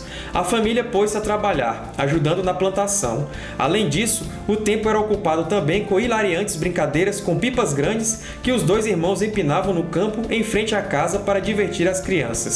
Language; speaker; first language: Portuguese; native; Portuguese